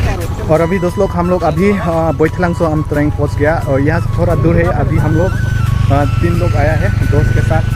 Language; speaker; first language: Hindi; non-native, local second language; Karbi